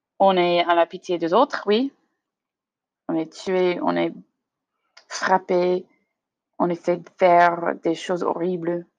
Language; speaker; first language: French; non-native, learner; English